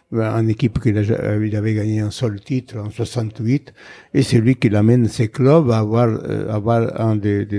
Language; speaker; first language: French; non-native, fluent; Spanish